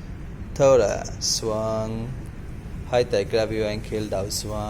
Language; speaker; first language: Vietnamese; non-native, learner; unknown